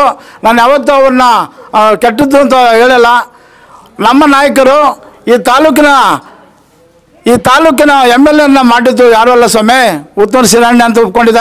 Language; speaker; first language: Kannada; native; Kannada